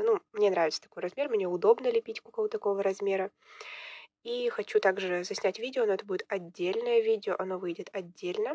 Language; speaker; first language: Russian; native; Russian